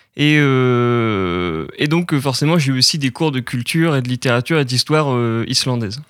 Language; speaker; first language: French; native; French